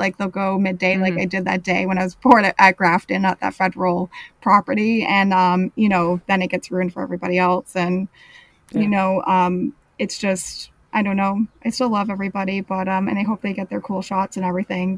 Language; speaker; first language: English; native; English